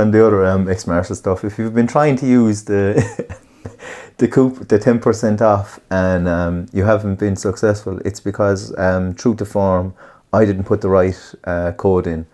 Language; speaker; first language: English; native; English